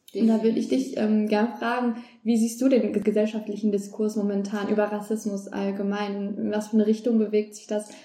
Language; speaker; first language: German; native; German